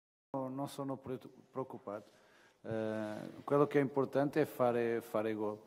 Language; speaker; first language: Italian; non-native, fluent; Portuguese